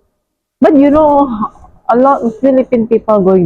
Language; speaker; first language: English; non-native, learner; Indonesian